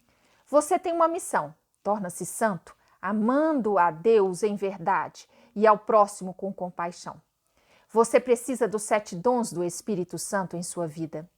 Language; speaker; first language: Portuguese; native; Portuguese